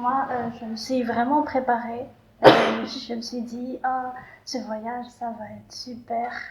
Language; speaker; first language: French; non-native, local second language; Malagasy